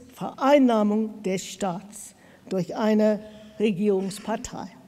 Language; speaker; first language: German; non-native, learner; English